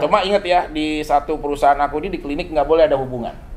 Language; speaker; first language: Indonesian; native; Indonesian